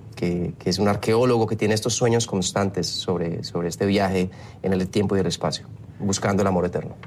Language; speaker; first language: Spanish; native; Spanish